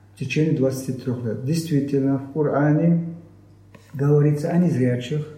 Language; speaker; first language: Russian; non-native, local second language; Chechen